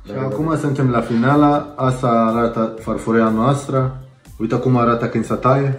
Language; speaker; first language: Romanian; non-native, learner; Arabic